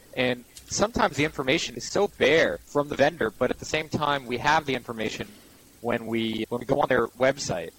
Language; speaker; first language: English; native; English